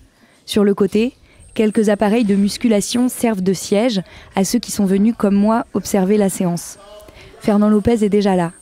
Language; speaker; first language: French; native; French